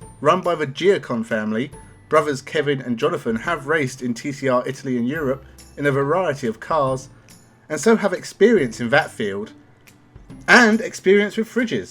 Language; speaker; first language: English; native; English